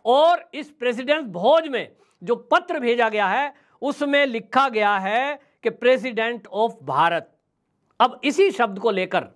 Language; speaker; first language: Hindi; native; Hindi